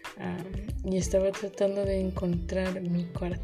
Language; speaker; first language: Spanish; early bilingual, heritage; Spanish